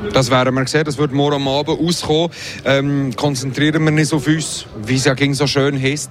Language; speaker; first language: German; native; German